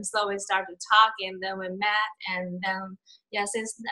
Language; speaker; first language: English; non-native, fluent; Chinese